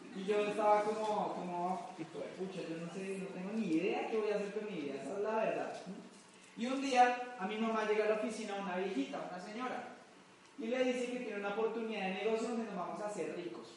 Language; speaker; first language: Spanish; native; Spanish